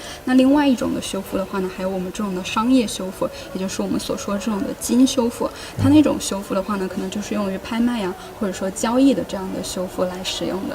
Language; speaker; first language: Chinese; native; Chinese